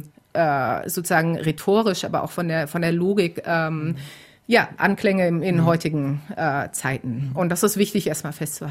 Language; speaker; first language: German; native; German